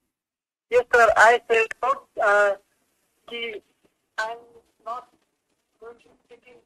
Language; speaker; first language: English; non-native, local second language; Hindi